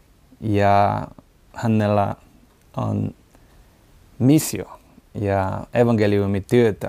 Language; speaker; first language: Finnish; non-native, learner; Portuguese